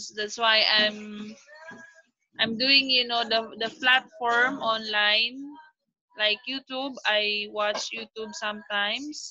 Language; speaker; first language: English; non-native, local second language; Filipino